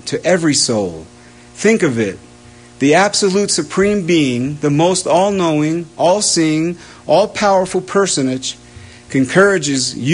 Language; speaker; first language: English; native; English